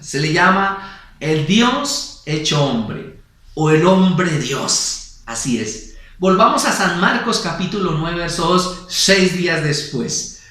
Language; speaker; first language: Spanish; native; Spanish